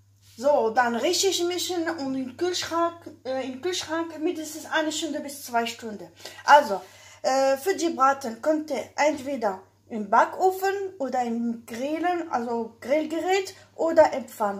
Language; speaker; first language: German; non-native, learner; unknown